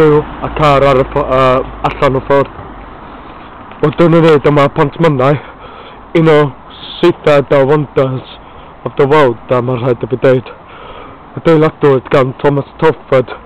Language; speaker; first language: Welsh; non-native, learner; English